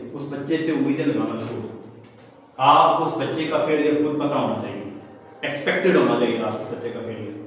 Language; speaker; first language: Urdu; non-native, local second language; Pahari-Potwari